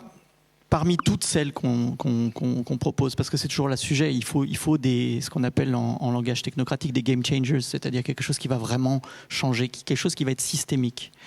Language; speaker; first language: French; native; French